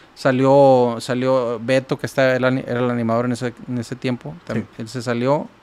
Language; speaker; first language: Spanish; native; Spanish